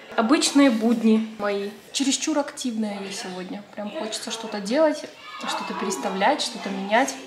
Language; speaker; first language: Russian; native; Russian